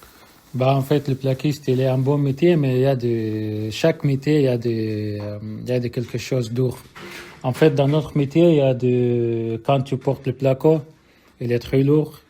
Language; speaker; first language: French; non-native, learner; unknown